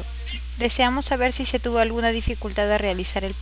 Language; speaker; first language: Spanish; native; Spanish